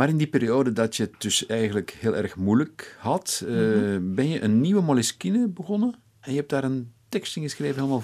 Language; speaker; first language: Dutch; native; Dutch